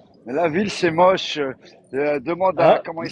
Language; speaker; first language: French; native; French